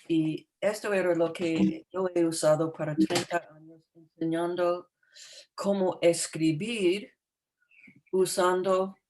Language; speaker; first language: Spanish; non-native, fluent; English